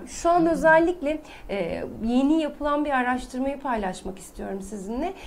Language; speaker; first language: Turkish; native; Turkish